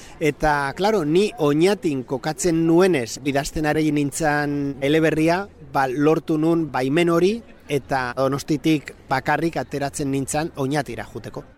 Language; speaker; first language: Basque; native; Basque